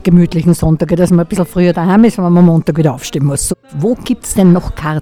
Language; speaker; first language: German; native; German